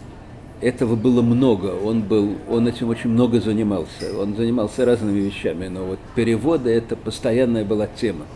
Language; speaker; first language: Russian; native; Russian